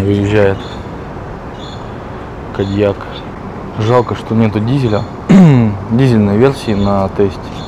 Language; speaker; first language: Russian; native; Russian